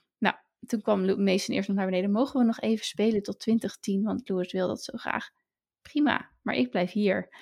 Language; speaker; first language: Dutch; native; Dutch